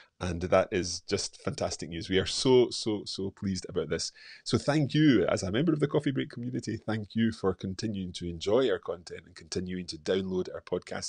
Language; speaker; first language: English; native; English